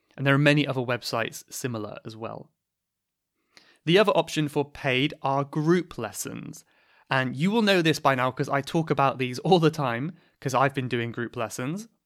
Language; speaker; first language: English; native; English